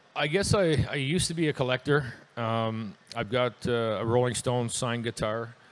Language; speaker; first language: English; native; English